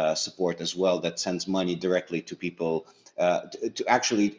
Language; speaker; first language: English; early bilingual, other home language; Russian